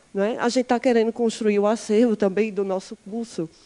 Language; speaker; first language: Portuguese; native; Portuguese